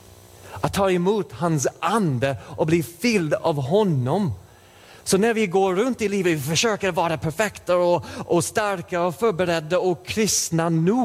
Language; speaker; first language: Swedish; non-native, fluent; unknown